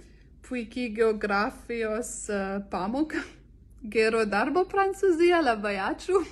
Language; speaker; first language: Lithuanian; non-native, learner; French